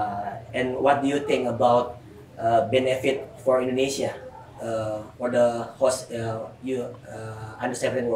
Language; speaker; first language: English; non-native, learner; Indonesian